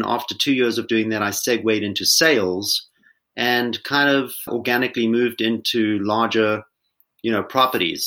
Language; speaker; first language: English; native; English